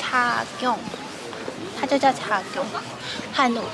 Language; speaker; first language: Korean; non-native, fluent; Chinese